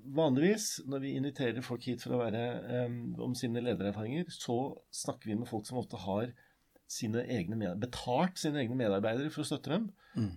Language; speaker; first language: Norwegian; native; Norwegian